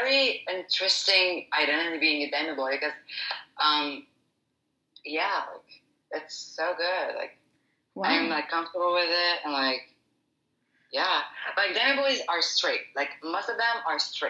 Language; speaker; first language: English; non-native, fluent; Arabic